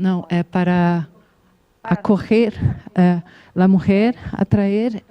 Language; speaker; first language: Spanish; non-native, learner; Portuguese